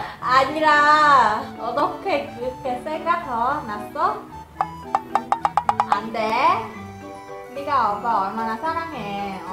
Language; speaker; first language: Korean; non-native, learner; Vietnamese